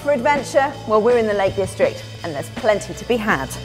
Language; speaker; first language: English; native; English